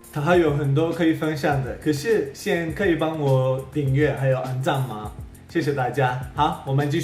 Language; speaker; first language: Chinese; non-native, fluent; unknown